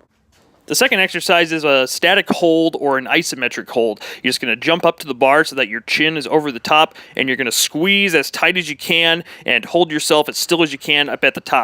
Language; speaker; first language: English; native; English